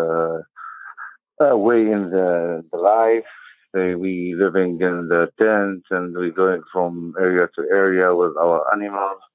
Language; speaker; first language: English; non-native, learner; Arabic